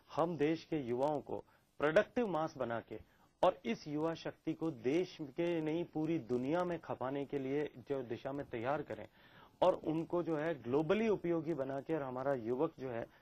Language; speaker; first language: Hindi; native; Hindi